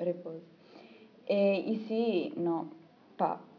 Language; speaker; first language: French; non-native, learner; Italian